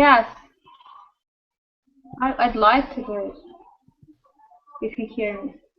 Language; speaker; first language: English; non-native, fluent; Russian